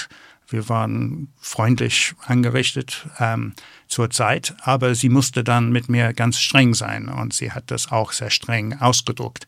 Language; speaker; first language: German; non-native, fluent; English